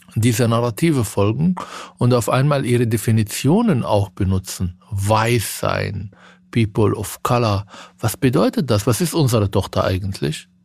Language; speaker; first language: German; non-native, fluent; Arabic